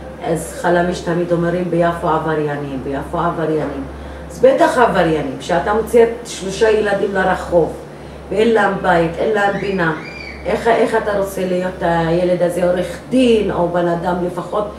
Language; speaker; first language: Hebrew; non-native, local second language; Arabic